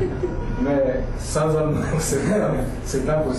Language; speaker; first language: French; non-native, fluent; Japanese